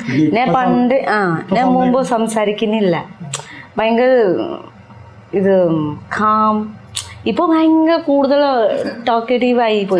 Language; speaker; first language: Malayalam; non-native, learner; Nepali